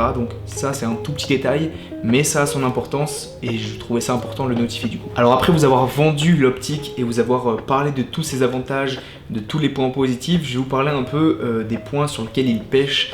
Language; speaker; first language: French; native; French